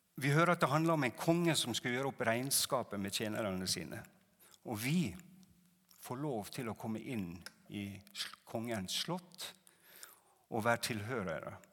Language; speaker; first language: Norwegian; native; Norwegian